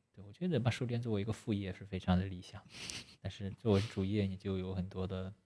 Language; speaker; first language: Chinese; native; Chinese